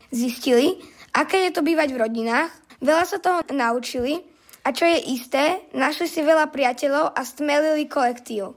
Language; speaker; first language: Slovak; native; Slovak